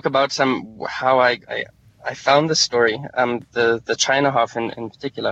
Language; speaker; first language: English; native; English